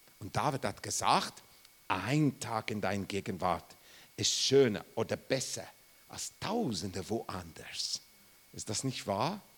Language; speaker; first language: German; non-native, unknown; English